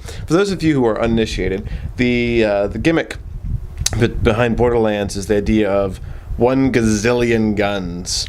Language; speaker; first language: English; native; English